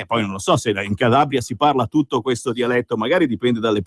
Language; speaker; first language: Italian; native; Italian